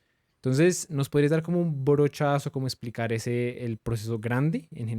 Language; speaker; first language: Spanish; native; Spanish